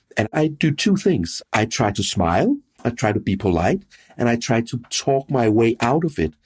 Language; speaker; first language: English; non-native, fluent; Danish